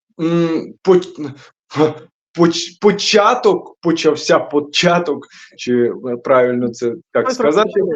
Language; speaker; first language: Ukrainian; non-native, local second language; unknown